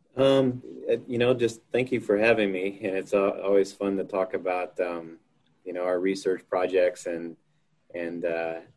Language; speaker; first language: English; native; English